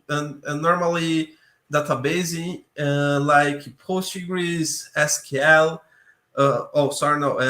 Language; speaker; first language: English; non-native, learner; Portuguese